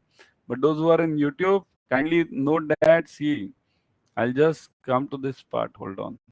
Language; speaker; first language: English; non-native, local second language; Hindi